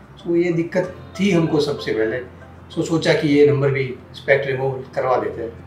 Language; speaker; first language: Hindi; non-native, local second language; Gujarati